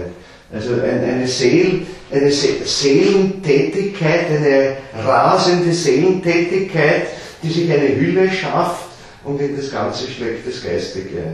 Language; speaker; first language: German; native; German